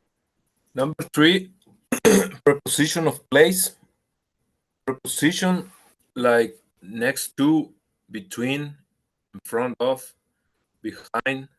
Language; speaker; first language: English; non-native, learner; Spanish